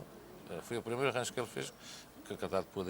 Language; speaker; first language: Portuguese; native; Portuguese